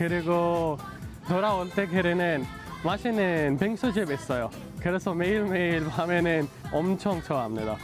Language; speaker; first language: Korean; non-native, fluent; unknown